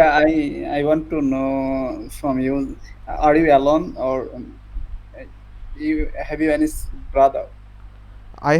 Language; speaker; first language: English; non-native, learner; Bangla